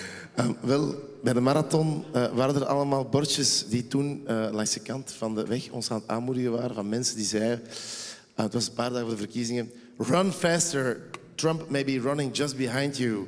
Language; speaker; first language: Dutch; native; Dutch